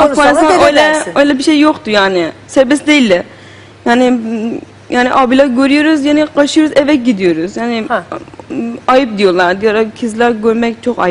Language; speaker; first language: Turkish; non-native, learner; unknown